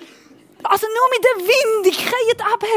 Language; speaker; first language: German; non-native, learner; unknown